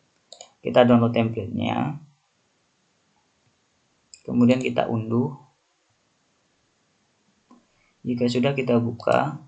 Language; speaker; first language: Indonesian; native; Indonesian